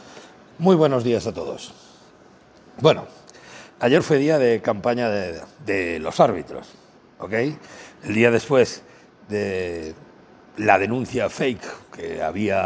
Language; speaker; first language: Spanish; native; Spanish